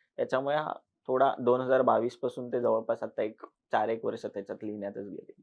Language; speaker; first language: Marathi; native; Marathi